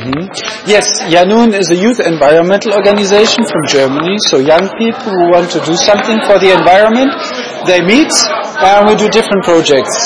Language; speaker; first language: English; non-native, fluent; German